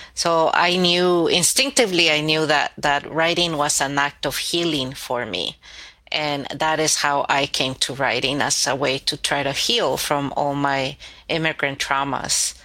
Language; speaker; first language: English; early bilingual, other home language; Spanish